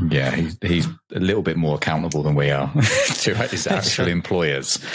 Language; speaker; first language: English; native; English